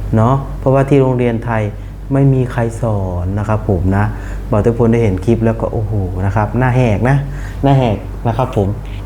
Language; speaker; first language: Thai; non-native, fluent; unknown